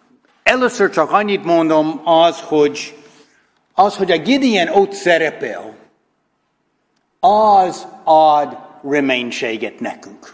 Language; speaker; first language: Hungarian; non-native, fluent; English